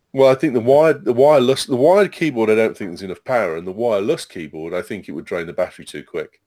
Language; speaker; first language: English; native; English